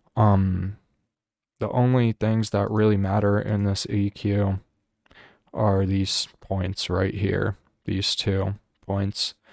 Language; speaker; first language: English; native; English